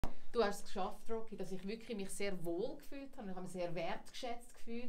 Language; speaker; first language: German; native; German